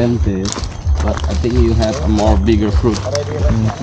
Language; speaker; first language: English; non-native, learner; Balinese